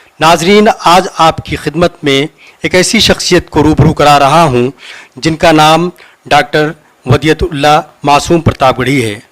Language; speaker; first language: Urdu; native; Urdu